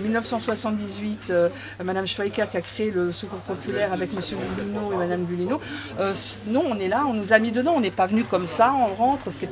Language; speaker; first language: French; native; French